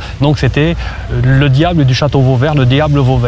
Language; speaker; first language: French; native; French